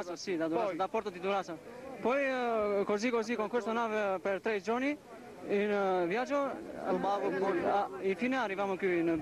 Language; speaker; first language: Italian; non-native, learner; Albanian